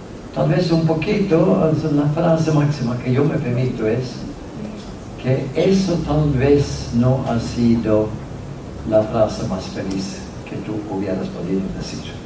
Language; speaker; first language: Spanish; non-native, fluent; Norwegian